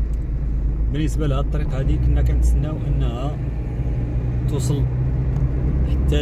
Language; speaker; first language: Arabic; native; Arabic